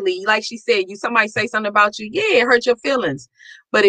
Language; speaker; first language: English; native; English